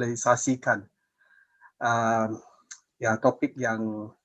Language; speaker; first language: Indonesian; non-native, fluent; English